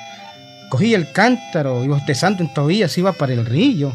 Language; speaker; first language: Spanish; native; Spanish